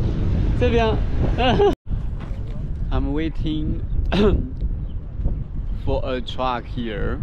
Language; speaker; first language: English; non-native, fluent; Chinese